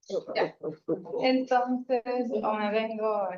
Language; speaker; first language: Spanish; native; Spanish